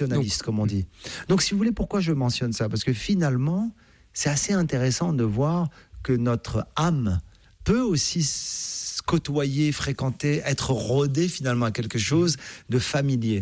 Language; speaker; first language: French; native; French